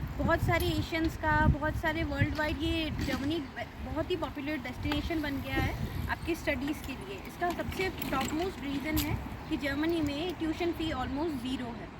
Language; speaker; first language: Hindi; native; Hindi